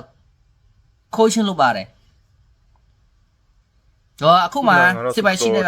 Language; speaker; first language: Burmese; non-native, learner; Khmer